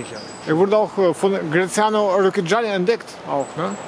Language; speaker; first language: German; native; German